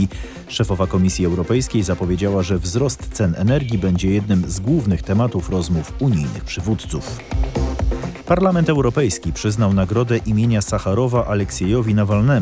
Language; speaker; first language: Polish; native; Polish